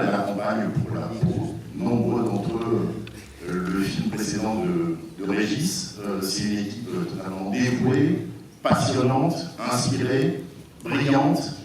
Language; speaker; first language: French; native; French